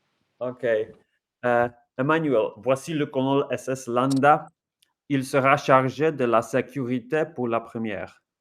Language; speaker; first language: French; non-native, learner; English